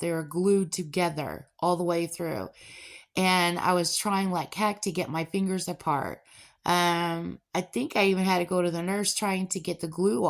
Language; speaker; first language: English; native; English